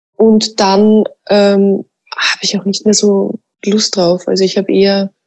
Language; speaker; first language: German; native; German